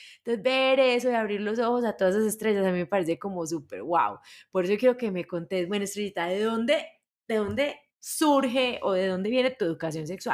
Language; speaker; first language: Spanish; native; Spanish